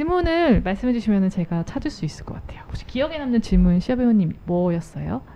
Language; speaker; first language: Korean; native; Korean